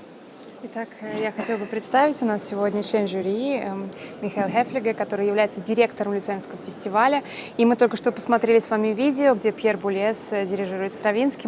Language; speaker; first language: Russian; native; Russian